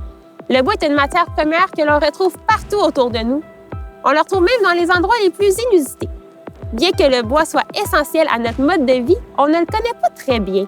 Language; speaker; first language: French; native; French